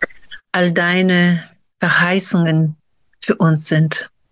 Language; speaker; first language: German; non-native, fluent; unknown